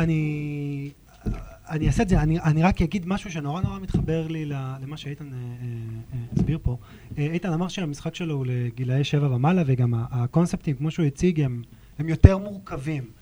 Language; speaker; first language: Hebrew; native; Hebrew